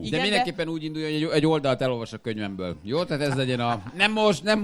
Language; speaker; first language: Hungarian; native; Hungarian